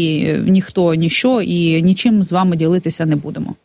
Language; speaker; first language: Ukrainian; native; Ukrainian